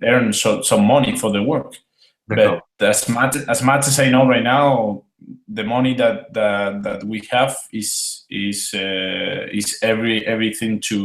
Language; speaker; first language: English; non-native, fluent; Spanish